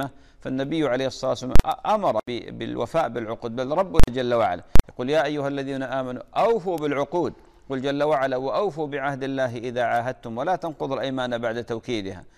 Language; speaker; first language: Arabic; native; Arabic